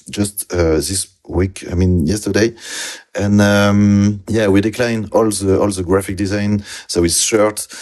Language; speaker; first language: English; non-native, learner; French